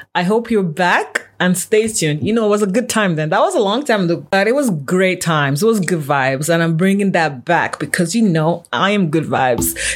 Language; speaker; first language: English; non-native, local second language; Yoruba